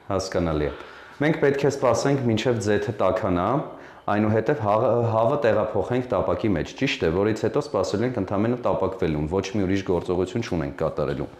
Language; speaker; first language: Armenian; native; Armenian